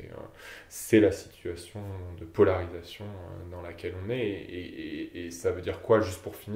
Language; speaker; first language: French; native; French